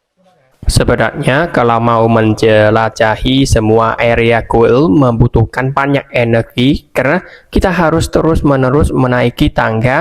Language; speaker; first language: Indonesian; non-native, fluent; Vietnamese